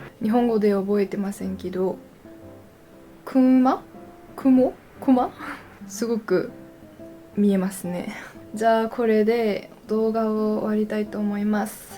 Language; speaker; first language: Japanese; non-native, learner; French